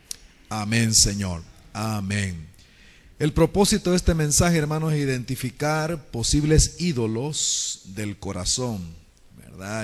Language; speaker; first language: Spanish; native; Spanish